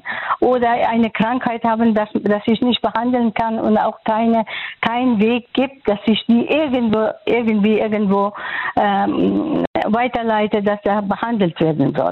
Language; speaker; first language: German; non-native, fluent; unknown